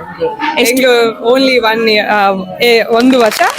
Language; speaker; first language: Kannada; non-native, local second language; Telugu